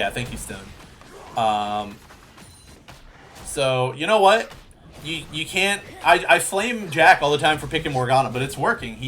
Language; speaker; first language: English; native; English